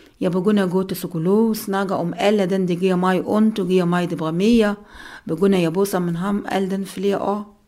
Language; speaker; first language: Danish; non-native, learner; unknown